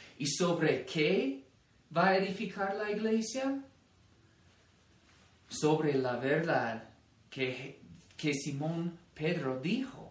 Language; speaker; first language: Spanish; non-native, fluent; English